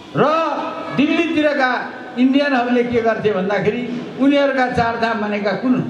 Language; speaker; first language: Nepali; native; Nepali